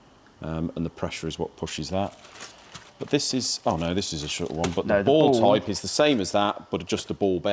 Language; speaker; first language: English; native; English